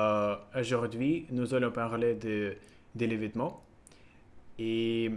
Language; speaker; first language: French; non-native, learner; Russian